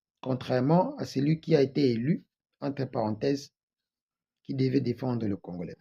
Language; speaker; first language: French; non-native, local second language; Lingala